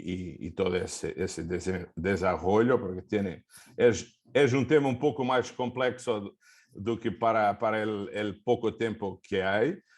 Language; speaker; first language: Spanish; non-native, fluent; Portuguese